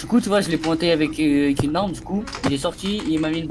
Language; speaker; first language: French; native; French